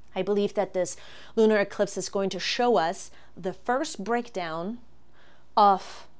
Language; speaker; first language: English; non-native, fluent; German